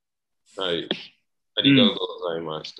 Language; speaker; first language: Japanese; non-native, learner; Chinese